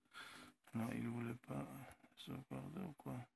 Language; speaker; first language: French; non-native, learner; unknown